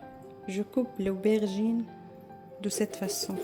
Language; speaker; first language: French; non-native, learner; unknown